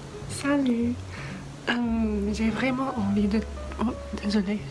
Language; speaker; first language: French; non-native, fluent; English